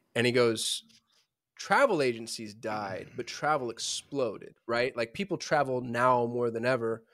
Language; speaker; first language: English; early bilingual, other home language; Urdu